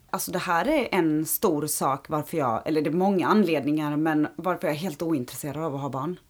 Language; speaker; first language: Swedish; early bilingual, other home language; Romanian